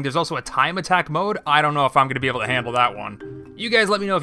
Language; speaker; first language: English; native; English